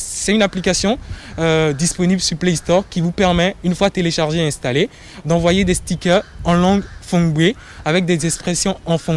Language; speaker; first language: French; non-native, local second language; Fon